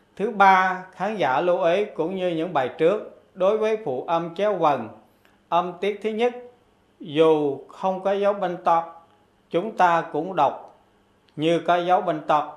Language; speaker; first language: Vietnamese; non-native, local second language; Khmer